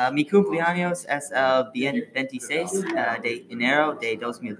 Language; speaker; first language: Spanish; non-native, learner; English